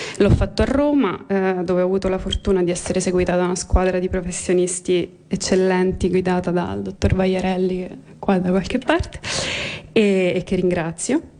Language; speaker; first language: Italian; native; Italian